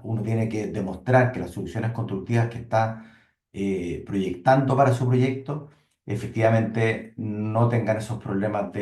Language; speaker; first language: Spanish; native; Spanish